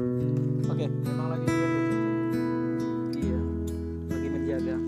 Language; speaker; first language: Indonesian; native; Indonesian